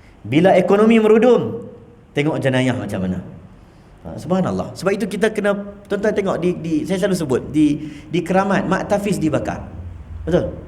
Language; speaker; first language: Malay; native; Malay